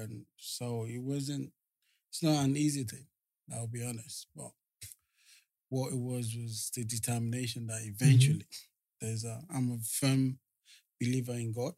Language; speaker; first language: English; non-native, local second language; Yoruba